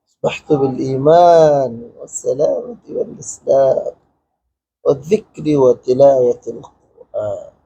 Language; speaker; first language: Arabic; non-native, fluent; Bangla